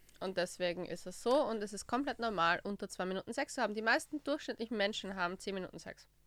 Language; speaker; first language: German; early bilingual, other home language; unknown